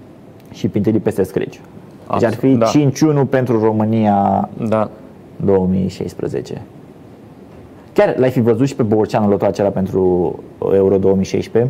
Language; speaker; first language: Romanian; native; Romanian